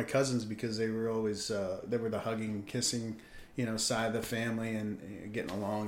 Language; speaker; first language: English; native; English